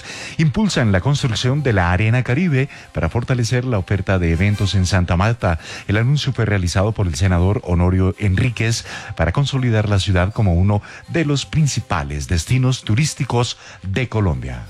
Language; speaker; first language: Spanish; native; Spanish